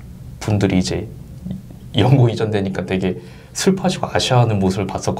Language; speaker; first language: Korean; native; Korean